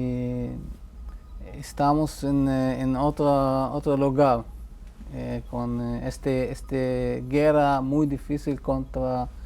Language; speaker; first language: Spanish; non-native, fluent; Hebrew